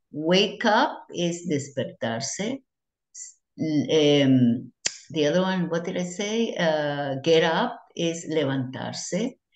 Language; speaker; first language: English; non-native, fluent; Spanish